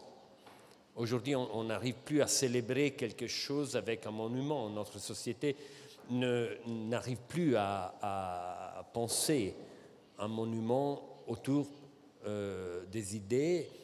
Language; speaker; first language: French; non-native, fluent; Italian